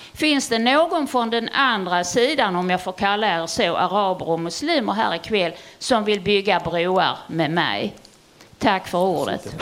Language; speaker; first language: Swedish; native; Swedish